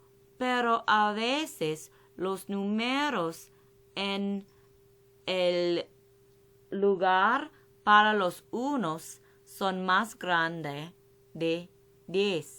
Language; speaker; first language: Spanish; non-native, learner; English